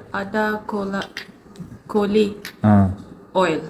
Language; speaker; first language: Hindi; non-native, learner; Chinese